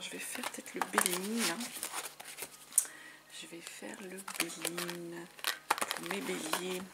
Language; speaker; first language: French; native; French